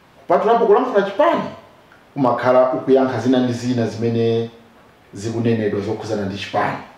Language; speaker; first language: Nyanja; non-native, local second language; Tumbuka